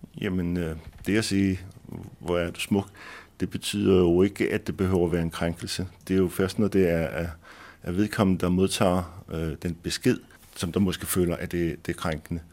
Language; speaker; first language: Danish; native; Danish